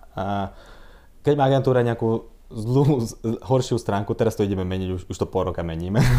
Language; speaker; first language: Slovak; non-native, local second language; Hungarian